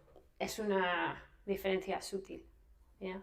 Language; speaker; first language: Spanish; non-native, fluent; English